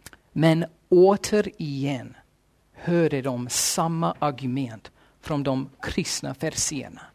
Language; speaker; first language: Swedish; non-native, fluent; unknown